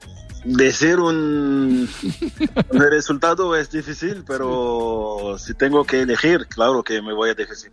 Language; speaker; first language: Spanish; non-native, fluent; French